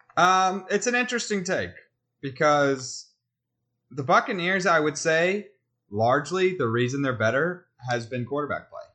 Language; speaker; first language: English; native; English